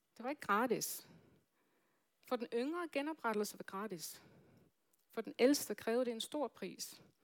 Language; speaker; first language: Danish; native; Danish